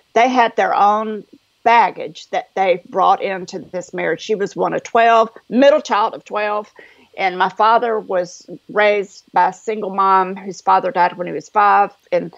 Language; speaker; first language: English; native; English